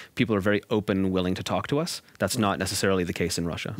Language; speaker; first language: English; native; English